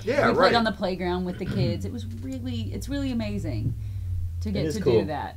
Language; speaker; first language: English; native; English